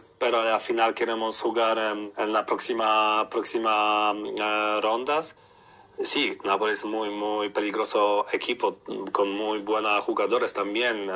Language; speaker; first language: Spanish; non-native, learner; Polish